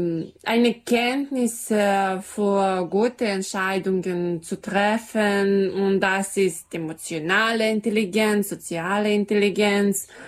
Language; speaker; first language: German; non-native, learner; Serbian